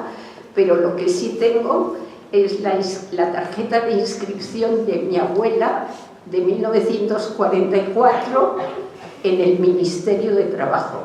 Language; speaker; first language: Spanish; early bilingual, other home language; Hungarian